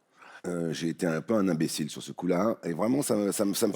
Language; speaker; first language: French; native; French